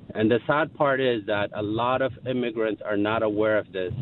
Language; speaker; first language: English; non-native, fluent; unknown